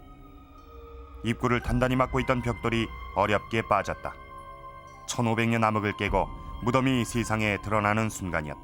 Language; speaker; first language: Korean; native; Korean